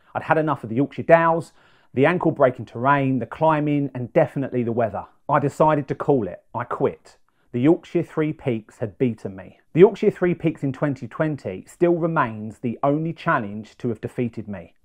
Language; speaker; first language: English; native; English